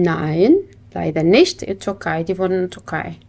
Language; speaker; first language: German; non-native, learner; Kurdish